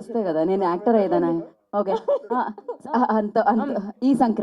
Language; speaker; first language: Telugu; native; Telugu